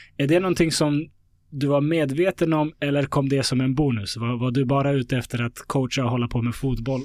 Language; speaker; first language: Swedish; early bilingual, other home language; Bosnian